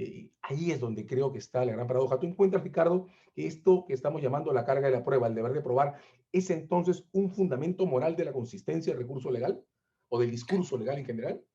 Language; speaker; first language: Spanish; native; Spanish